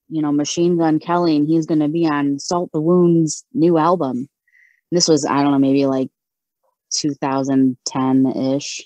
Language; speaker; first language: English; native; English